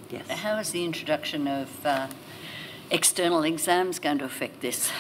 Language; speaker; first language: English; native; English